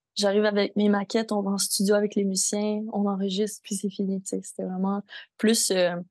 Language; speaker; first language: French; native; French